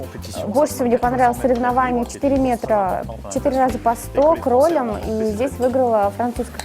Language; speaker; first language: Russian; native; Russian